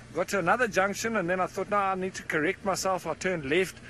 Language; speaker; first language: English; native; English